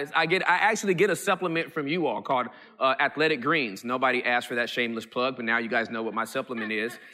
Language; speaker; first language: English; early bilingual, other home language; Yoruba